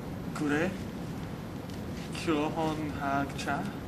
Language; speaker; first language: Korean; non-native, learner; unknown